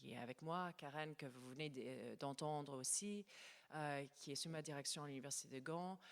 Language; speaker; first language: French; non-native, fluent; English